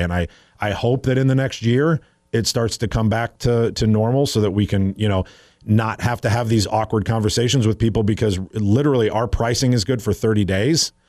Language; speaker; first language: English; native; English